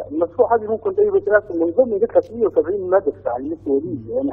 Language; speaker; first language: Arabic; native; Arabic